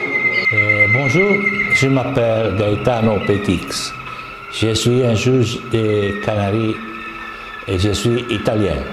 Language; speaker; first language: French; non-native, learner; Italian